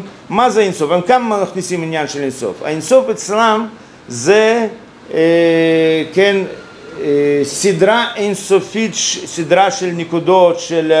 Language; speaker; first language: Hebrew; non-native, fluent; Russian